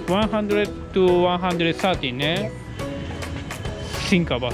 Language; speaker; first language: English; non-native, learner; Japanese